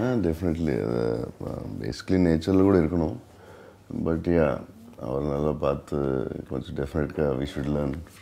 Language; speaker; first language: Tamil; non-native, learner; Telugu